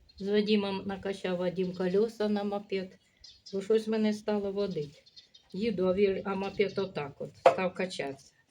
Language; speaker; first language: Ukrainian; native; Ukrainian